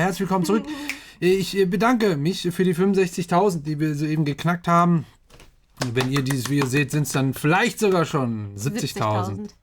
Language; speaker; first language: German; native; German